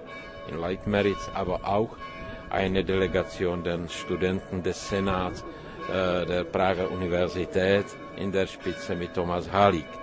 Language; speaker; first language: German; non-native, fluent; Czech